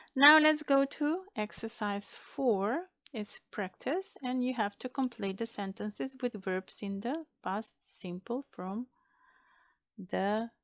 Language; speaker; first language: English; non-native, fluent; Macedonian